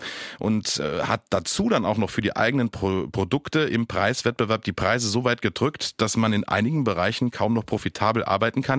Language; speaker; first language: German; native; German